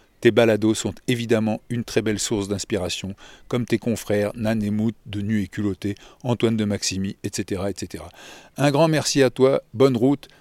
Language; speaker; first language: French; native; French